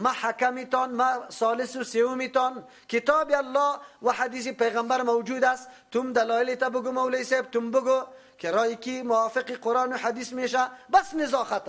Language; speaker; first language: Persian; native; Persian